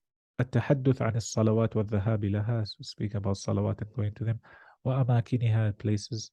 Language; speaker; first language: Arabic; non-native, fluent; English